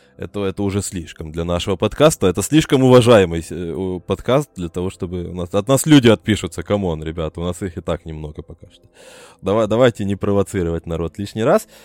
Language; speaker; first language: Russian; native; Russian